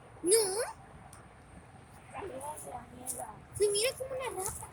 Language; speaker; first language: Spanish; native; Spanish